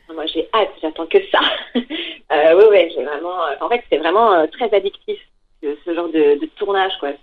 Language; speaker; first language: French; native; French